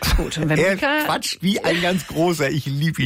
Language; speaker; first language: German; native; German